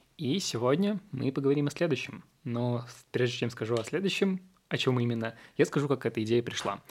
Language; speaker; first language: Russian; early bilingual, other home language; Uzbek